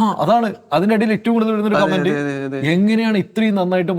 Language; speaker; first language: Malayalam; native; Malayalam